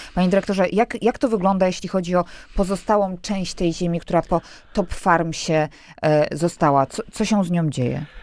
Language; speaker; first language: Polish; native; Polish